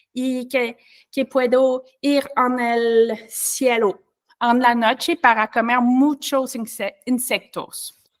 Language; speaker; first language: Spanish; non-native, learner; French